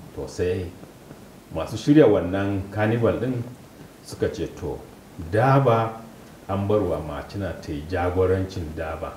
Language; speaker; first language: Hausa; non-native, local second language; Kanuri